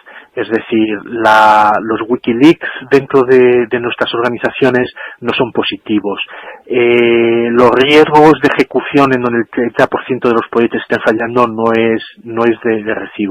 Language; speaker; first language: Spanish; native; Spanish